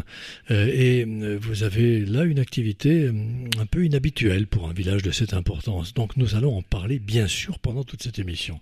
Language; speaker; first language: French; native; French